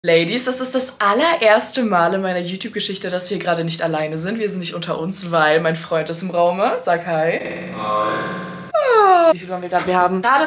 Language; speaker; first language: German; native; German